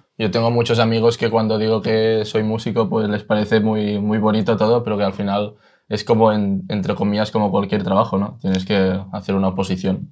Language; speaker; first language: Spanish; native; Spanish